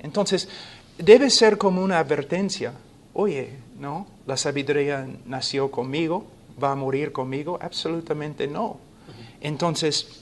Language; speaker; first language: Spanish; non-native, fluent; English